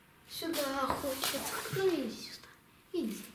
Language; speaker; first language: Russian; non-native, local second language; Lithuanian